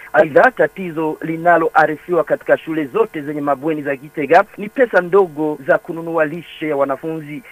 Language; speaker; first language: Swahili; non-native, local second language; Rundi